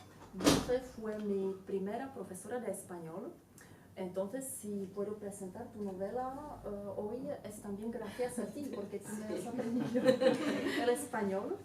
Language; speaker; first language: Spanish; non-native, fluent; Czech